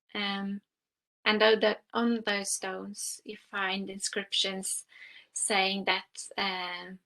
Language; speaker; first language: English; non-native, fluent; Norwegian